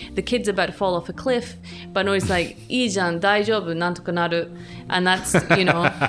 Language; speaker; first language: English; native; English